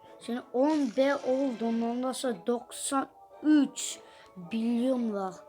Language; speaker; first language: Turkish; early bilingual, heritage; Dutch